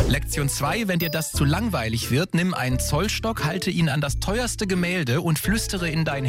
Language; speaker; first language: German; native; German